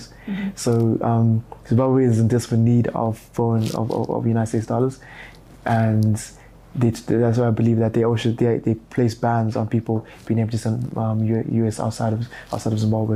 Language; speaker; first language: English; non-native, local second language; Shona